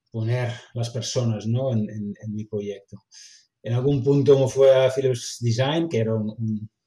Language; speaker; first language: Spanish; non-native, fluent; Dutch